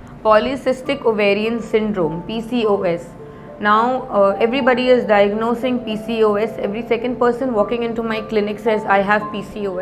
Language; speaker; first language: English; non-native, local second language; Hindi